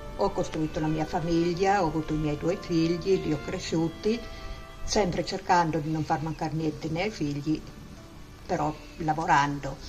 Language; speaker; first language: Italian; non-native, local second language; Friulian